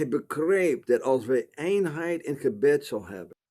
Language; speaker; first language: Dutch; non-native, fluent; English